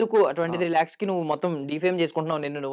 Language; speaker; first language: Telugu; native; Telugu